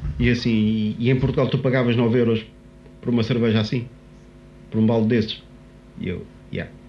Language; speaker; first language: Portuguese; native; Portuguese